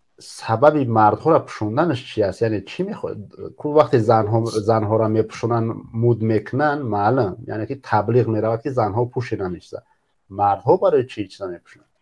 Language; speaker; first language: Tajik; native; Tajik